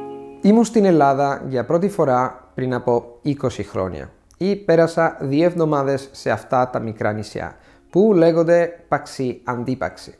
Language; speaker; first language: Greek; non-native, fluent; Italian